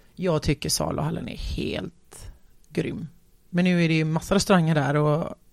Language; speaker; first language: Swedish; native; Swedish